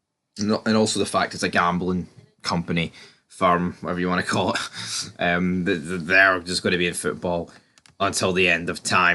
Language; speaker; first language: English; native; English